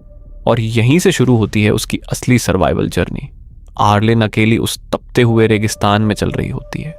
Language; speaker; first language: Hindi; native; Hindi